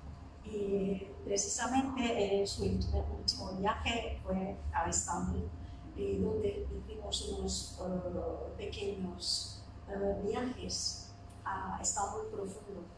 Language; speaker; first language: Spanish; non-native, fluent; Turkish